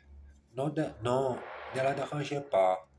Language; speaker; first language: French; non-native, learner; Portuguese